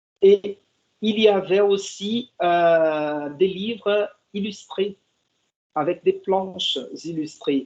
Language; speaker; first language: French; non-native, fluent; Portuguese